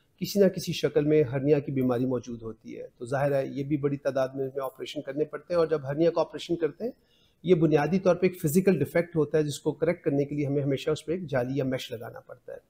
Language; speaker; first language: Urdu; non-native, local second language; Punjabi